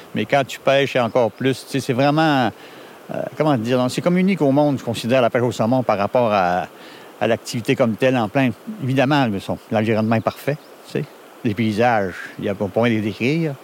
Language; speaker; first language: French; native; French